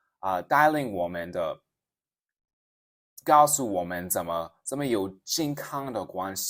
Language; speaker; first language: Chinese; non-native, fluent; English